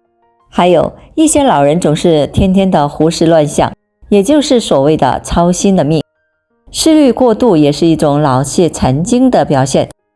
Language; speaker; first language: Chinese; native; Chinese